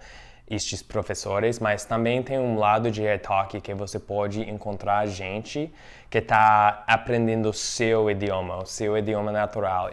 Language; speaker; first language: Portuguese; non-native, fluent; English